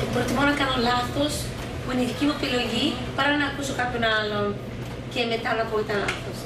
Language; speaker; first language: Greek; early bilingual, heritage; Greek